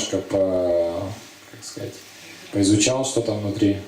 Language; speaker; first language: Russian; native; Russian